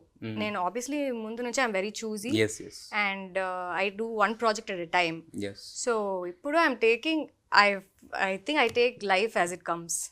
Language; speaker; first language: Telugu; non-native, local second language; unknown